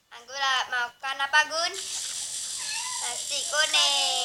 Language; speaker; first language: Indonesian; non-native, local second language; Javanese